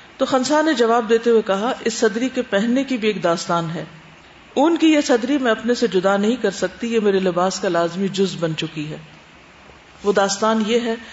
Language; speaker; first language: Urdu; native; Urdu